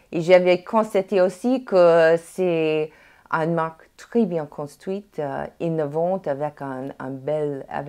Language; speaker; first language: French; non-native, fluent; English